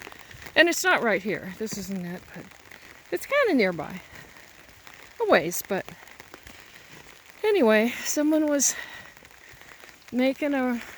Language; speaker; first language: English; native; English